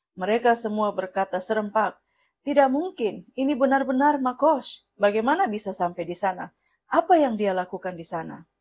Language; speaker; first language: Indonesian; non-native, fluent; Russian